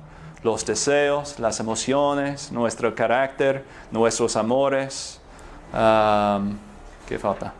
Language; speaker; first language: Spanish; non-native, fluent; English